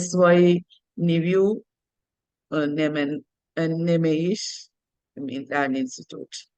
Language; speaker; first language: German; non-native, learner; Malayalam